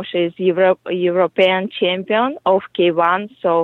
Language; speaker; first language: English; non-native, fluent; Russian